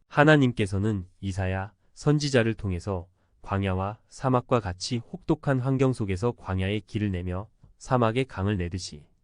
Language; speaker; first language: Korean; native; Korean